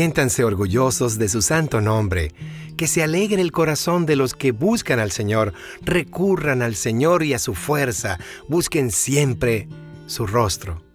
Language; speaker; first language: Spanish; native; Spanish